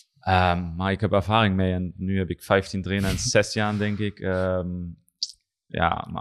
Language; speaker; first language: Dutch; non-native, learner; German